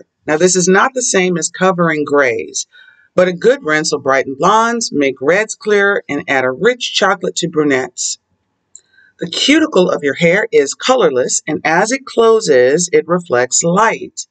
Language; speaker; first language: English; native; English